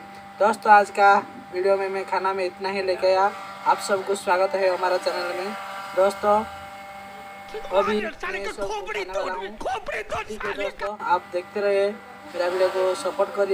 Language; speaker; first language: Hindi; non-native, local second language; Odia